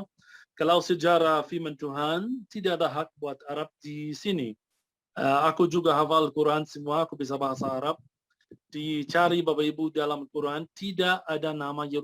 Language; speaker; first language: Indonesian; non-native, fluent; Arabic